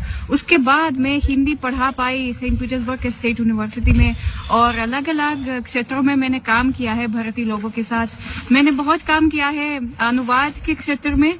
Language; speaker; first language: Hindi; non-native, fluent; Russian